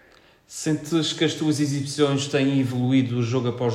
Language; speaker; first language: Portuguese; native; Portuguese